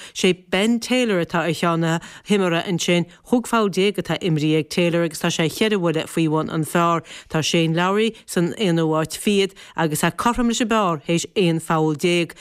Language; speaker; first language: Irish; native; Irish